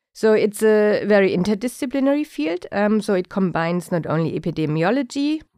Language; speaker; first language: English; non-native, fluent; German